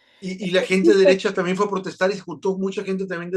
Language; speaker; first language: Spanish; native; Spanish